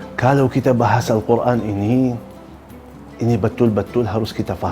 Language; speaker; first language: Indonesian; non-native, fluent; Arabic